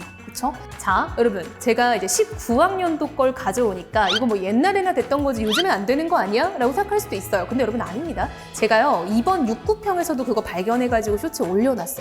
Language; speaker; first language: Korean; native; Korean